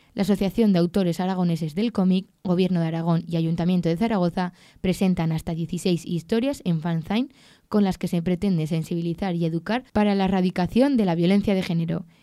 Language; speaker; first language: Spanish; native; Spanish